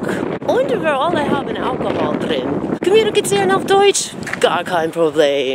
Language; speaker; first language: German; non-native, fluent; English